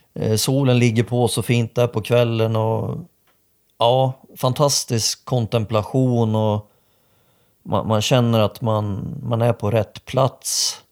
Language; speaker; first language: Swedish; native; Swedish